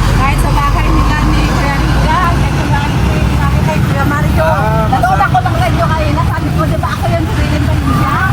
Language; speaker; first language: Filipino; non-native, local second language; Hiligaynon